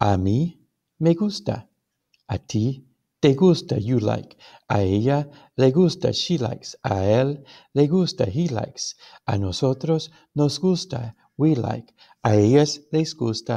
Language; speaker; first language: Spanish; non-native, fluent; English